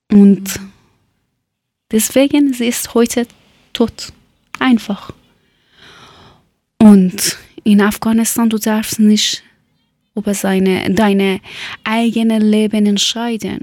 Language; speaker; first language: German; non-native, learner; Persian